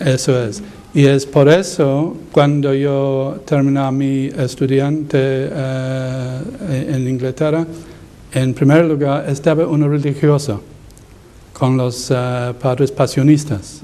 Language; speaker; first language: Spanish; non-native, learner; English